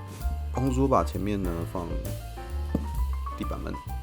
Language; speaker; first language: Chinese; native; Chinese